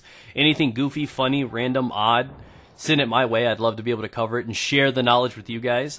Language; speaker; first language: English; native; English